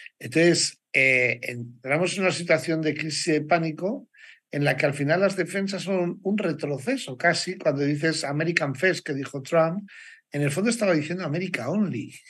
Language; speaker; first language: Spanish; native; Spanish